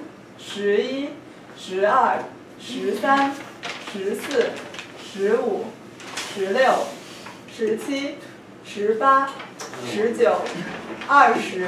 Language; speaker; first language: Chinese; non-native, fluent; English